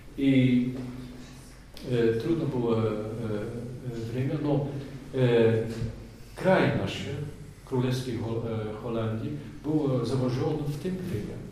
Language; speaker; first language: Polish; non-native, learner; Dutch